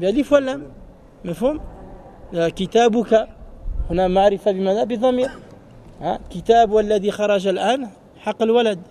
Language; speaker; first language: Arabic; non-native, fluent; French